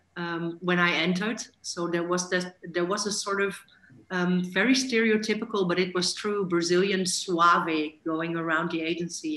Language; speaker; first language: English; non-native, fluent; Dutch